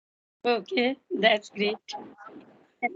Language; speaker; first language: English; non-native, local second language; Hindi